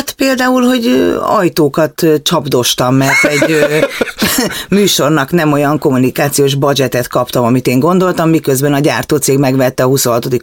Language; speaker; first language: Hungarian; native; Hungarian